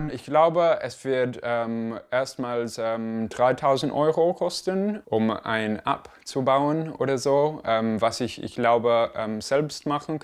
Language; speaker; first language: German; non-native, learner; English